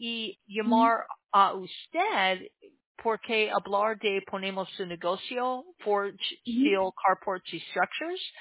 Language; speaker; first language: Spanish; non-native, learner; English